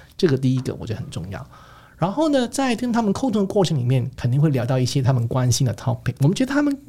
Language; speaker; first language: Chinese; non-native, local second language; Cantonese